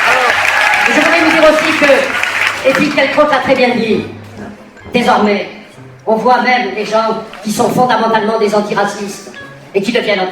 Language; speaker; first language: French; native; French